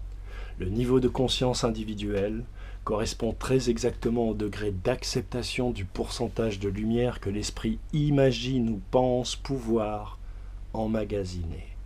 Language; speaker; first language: French; native; French